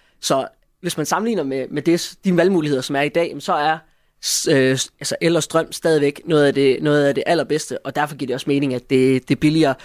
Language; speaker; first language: Danish; native; Danish